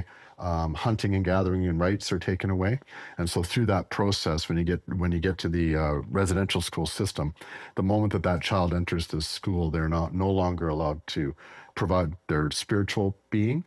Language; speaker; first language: English; native; English